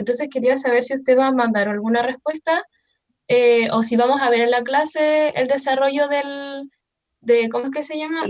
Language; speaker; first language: Spanish; native; Spanish